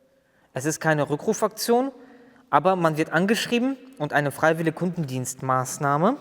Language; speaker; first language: German; native; German